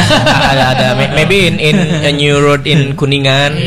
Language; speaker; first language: English; non-native, learner; Indonesian